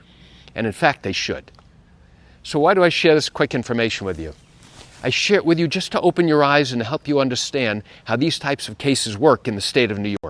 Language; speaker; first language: English; native; English